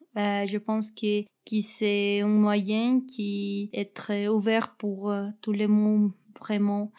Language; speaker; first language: French; non-native, learner; Spanish